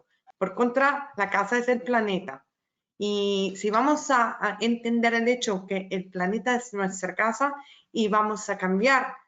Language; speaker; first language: Spanish; non-native, fluent; Italian